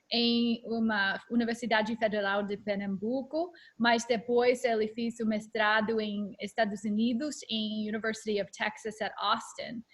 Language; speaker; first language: Portuguese; non-native, learner; English